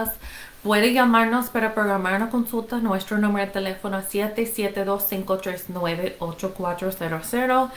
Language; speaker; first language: Spanish; non-native, fluent; English